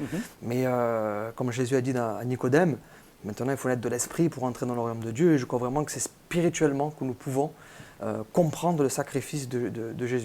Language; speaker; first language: French; native; French